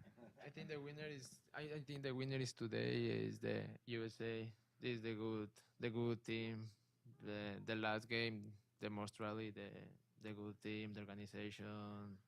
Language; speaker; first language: English; non-native, learner; Spanish